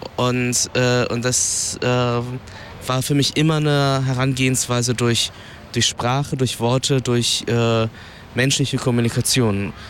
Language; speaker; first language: German; early bilingual, other home language; Vietnamese